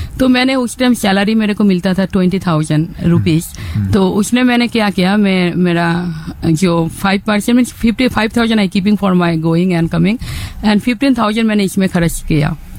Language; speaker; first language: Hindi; non-native, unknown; Bangla